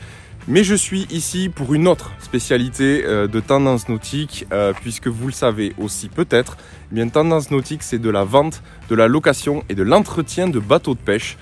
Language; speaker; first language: French; native; French